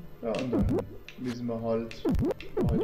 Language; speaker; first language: German; native; German